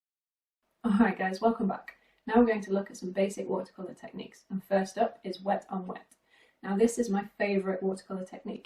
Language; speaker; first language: English; native; English